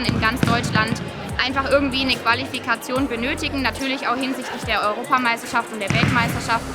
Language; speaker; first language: German; native; German